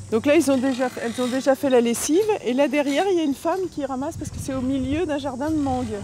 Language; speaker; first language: French; native; French